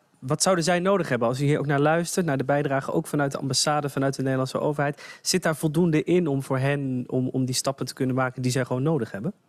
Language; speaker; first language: Dutch; native; Dutch